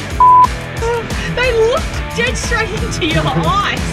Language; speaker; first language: English; native; English